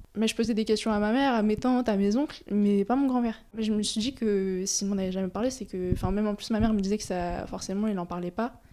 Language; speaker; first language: French; native; French